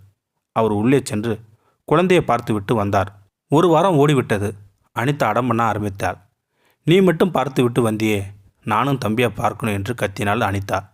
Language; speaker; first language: Tamil; native; Tamil